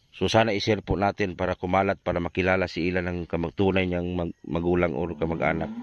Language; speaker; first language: Filipino; non-native, local second language; Cebuano